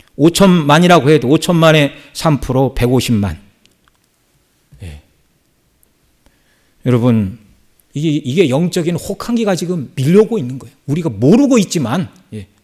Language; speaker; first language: Korean; native; Korean